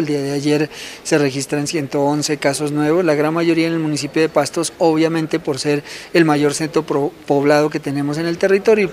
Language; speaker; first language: Spanish; native; Spanish